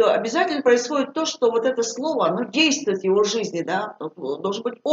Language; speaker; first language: Russian; native; Russian